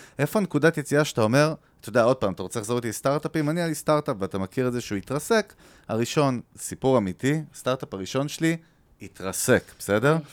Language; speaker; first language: Hebrew; native; Hebrew